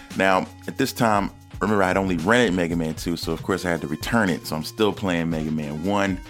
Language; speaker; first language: English; native; English